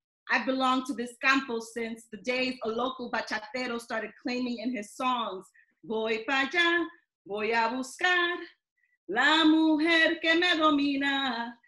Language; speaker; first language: English; early bilingual, other home language; Spanish